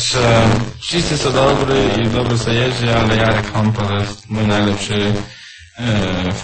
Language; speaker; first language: Polish; non-native, learner; Croatian